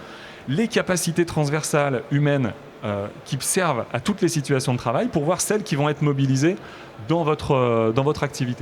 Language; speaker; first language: French; native; French